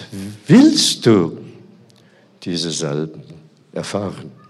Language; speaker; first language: German; non-native, fluent; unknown